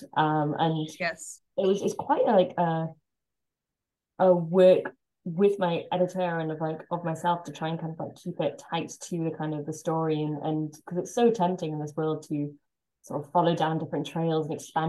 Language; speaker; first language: English; native; English